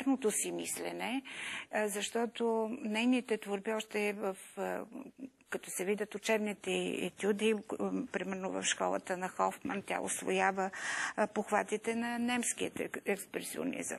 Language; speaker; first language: Bulgarian; native; Bulgarian